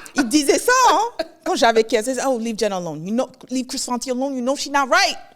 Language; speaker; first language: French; early bilingual, heritage; Haitian Creole